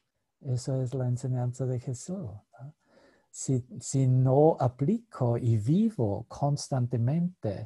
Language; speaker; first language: Spanish; non-native, fluent; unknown